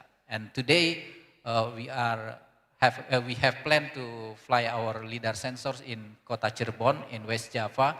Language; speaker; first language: English; non-native, learner; Indonesian